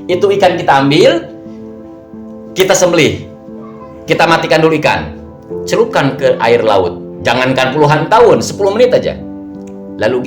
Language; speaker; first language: Indonesian; native; Indonesian